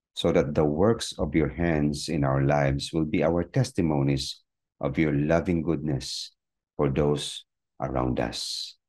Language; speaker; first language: English; non-native, local second language; Filipino